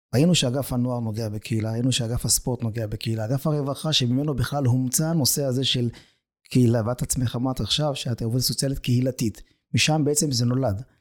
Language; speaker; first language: Hebrew; native; Hebrew